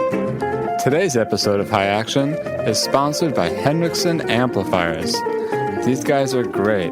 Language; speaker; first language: English; native; English